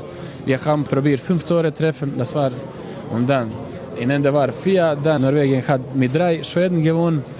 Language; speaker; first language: German; non-native, fluent; Croatian